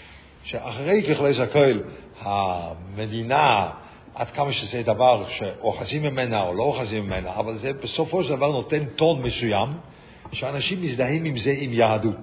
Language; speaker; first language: Hebrew; non-native, fluent; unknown